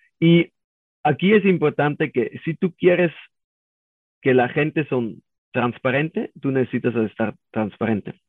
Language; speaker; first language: Spanish; non-native, learner; German